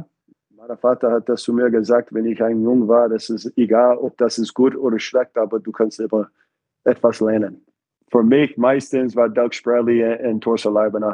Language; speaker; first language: German; non-native, fluent; English